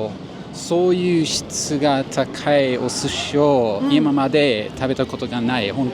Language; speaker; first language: Japanese; non-native, learner; English